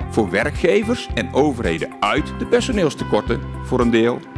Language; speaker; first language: Dutch; native; Dutch